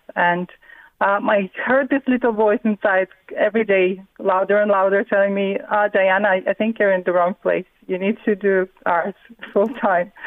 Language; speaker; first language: English; non-native, fluent; Russian